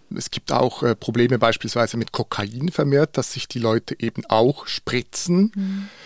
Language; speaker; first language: German; native; German